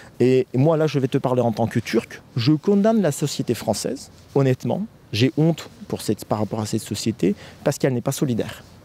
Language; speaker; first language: French; non-native, fluent; Turkish